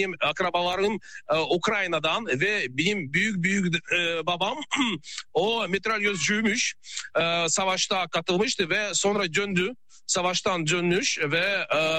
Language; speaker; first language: Turkish; non-native, fluent; Russian